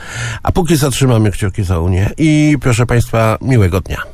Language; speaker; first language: Polish; native; Polish